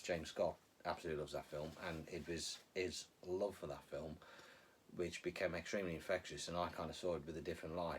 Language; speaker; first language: English; native; English